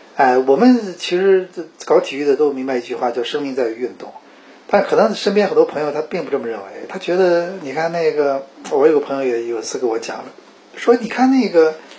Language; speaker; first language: Chinese; native; Chinese